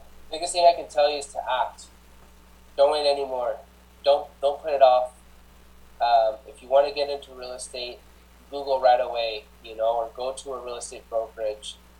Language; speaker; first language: English; early bilingual, other home language; Spanish